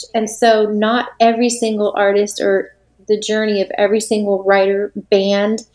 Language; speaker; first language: English; native; English